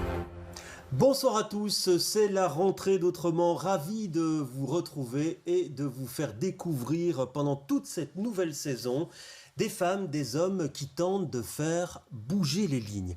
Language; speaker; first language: French; native; French